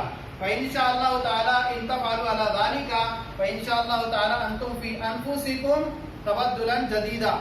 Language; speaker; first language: Arabic; non-native, fluent; Urdu